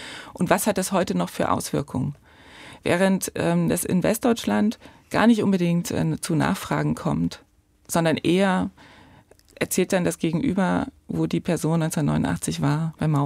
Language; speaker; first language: German; native; German